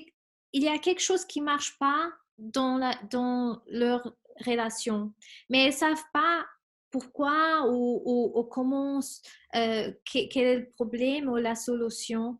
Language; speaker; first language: French; non-native, fluent; Spanish